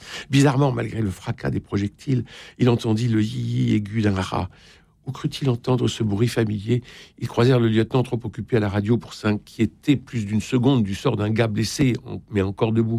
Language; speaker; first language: French; native; French